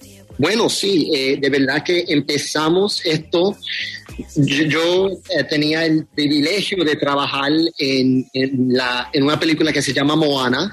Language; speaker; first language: Spanish; early bilingual, heritage; Spanish